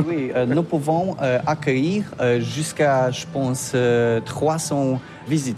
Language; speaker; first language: French; non-native, learner; Polish